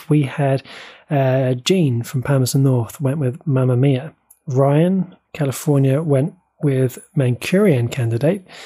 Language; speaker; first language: English; native; English